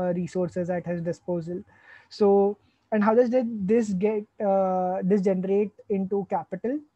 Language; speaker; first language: English; non-native, local second language; Hindi